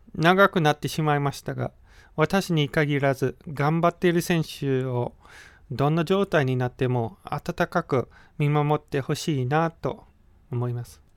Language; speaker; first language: Japanese; non-native, fluent; English